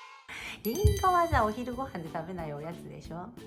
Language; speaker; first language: Japanese; native; Japanese